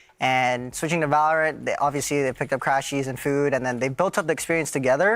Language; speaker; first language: English; native; English